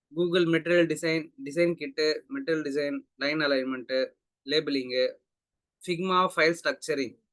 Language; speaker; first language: English; non-native, local second language; Tamil